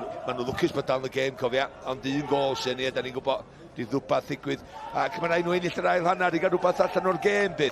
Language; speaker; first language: Welsh; native; Welsh